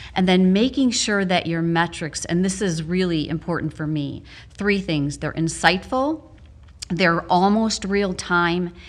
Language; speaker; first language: English; native; English